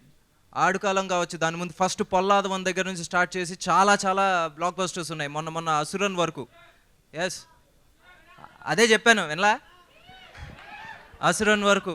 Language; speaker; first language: Telugu; native; Telugu